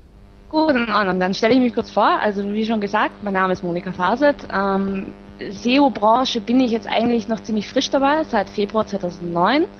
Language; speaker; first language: German; native; German